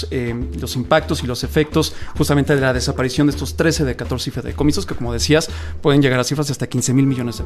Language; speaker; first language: Spanish; native; Spanish